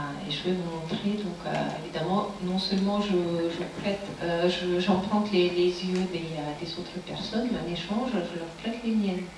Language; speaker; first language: French; non-native, fluent; Russian